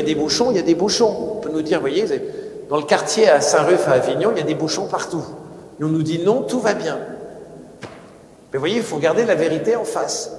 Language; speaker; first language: French; native; French